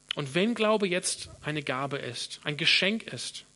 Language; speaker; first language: German; non-native, fluent; English